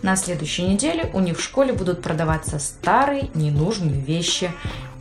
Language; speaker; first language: Russian; native; Russian